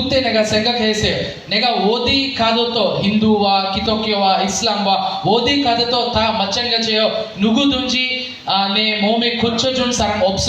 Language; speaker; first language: Korean; non-native, learner; Telugu